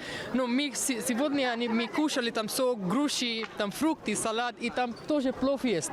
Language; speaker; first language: Russian; non-native, learner; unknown